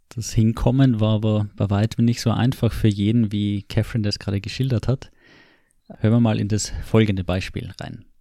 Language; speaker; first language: German; native; German